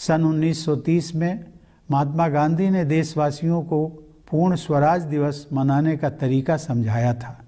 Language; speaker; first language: Hindi; native; Hindi